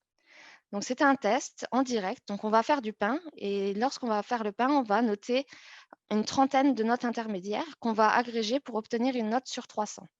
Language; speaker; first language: French; native; French